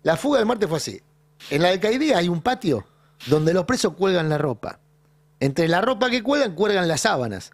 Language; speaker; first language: Spanish; native; Spanish